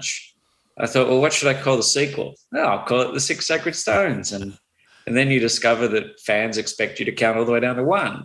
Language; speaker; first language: English; native; English